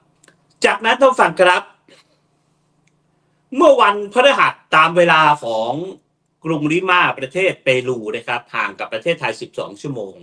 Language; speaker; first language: Thai; native; Thai